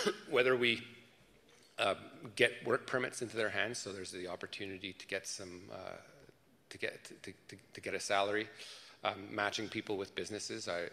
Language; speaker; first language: English; early bilingual, other home language; French